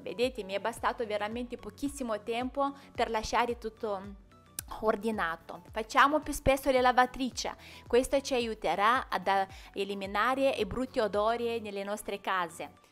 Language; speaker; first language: Italian; non-native, fluent; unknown